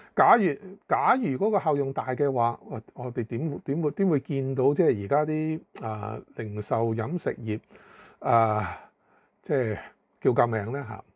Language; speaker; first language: Chinese; non-native, local second language; Cantonese